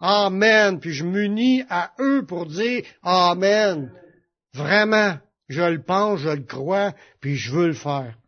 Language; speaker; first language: French; native; French